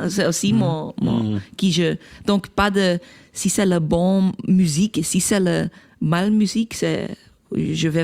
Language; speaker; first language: French; non-native, local second language; Dutch